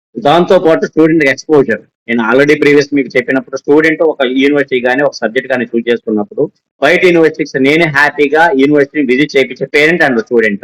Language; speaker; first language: Telugu; native; Telugu